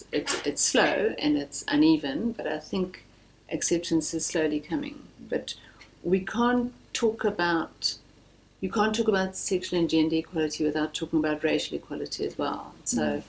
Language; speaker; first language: English; native; English